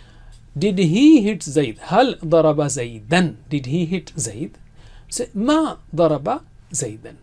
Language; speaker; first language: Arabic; non-native, fluent; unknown